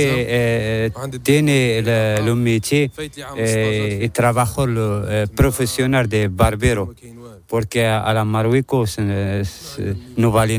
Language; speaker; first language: Spanish; non-native, learner; Arabic